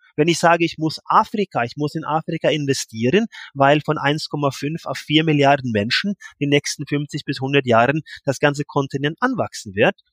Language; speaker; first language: German; non-native, fluent; Norwegian